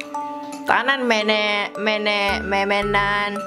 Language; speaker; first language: Finnish; non-native, learner; Indonesian